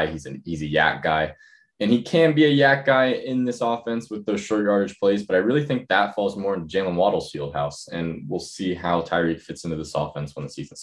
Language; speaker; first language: English; native; English